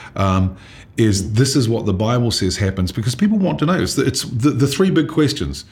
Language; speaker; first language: English; native; English